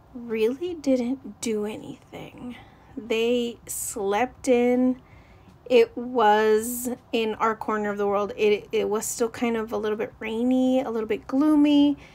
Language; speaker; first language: English; native; English